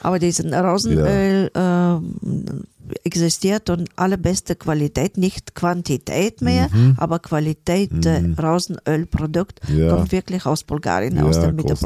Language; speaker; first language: German; non-native, fluent; Bulgarian